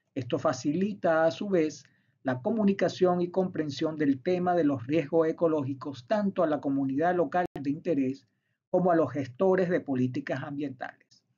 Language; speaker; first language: Spanish; native; Spanish